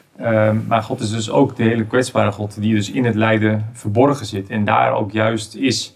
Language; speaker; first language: Dutch; early bilingual, heritage; Dutch